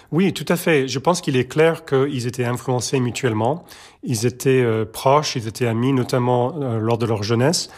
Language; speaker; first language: French; non-native, fluent; Serbian